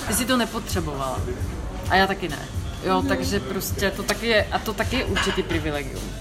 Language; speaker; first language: Czech; early bilingual, heritage; Czech